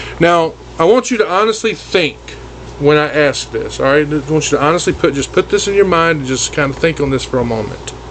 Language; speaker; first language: English; native; English